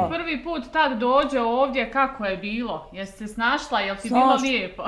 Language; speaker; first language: Bosnian; native; Bosnian